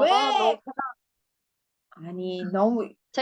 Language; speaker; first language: Korean; non-native, learner; English